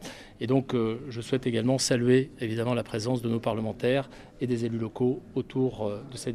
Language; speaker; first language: French; native; French